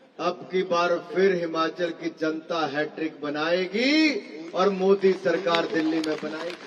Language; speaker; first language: Hindi; native; Hindi